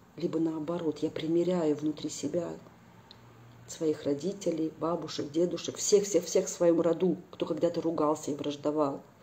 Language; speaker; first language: Russian; native; Russian